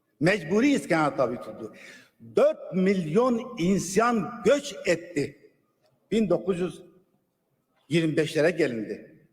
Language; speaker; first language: Turkish; non-native, local second language; Kurdish